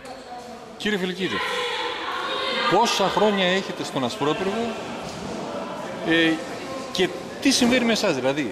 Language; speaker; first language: Greek; native; Greek